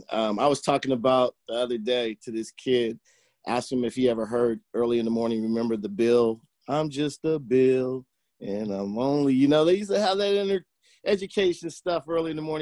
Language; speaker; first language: English; native; English